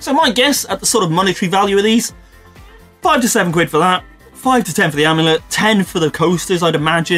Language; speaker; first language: English; native; English